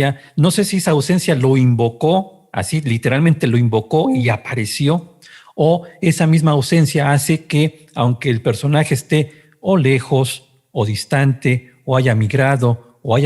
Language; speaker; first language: Spanish; native; Spanish